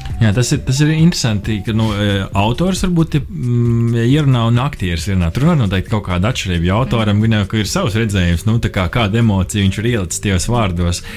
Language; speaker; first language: Latvian; native; Latvian